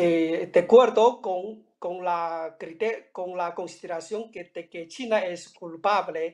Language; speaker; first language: Spanish; non-native, fluent; Chinese